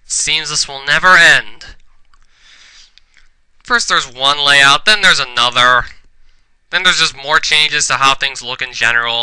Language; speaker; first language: English; native; English